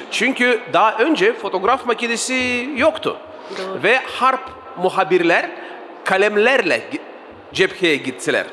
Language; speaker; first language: Turkish; non-native, fluent; Russian